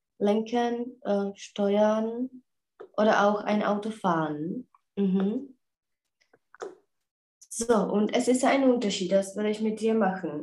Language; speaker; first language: German; non-native, learner; Czech